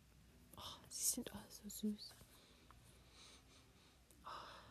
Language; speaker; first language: German; non-native, learner; English